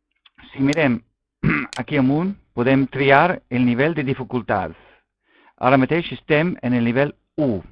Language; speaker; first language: Catalan; non-native, local second language; Spanish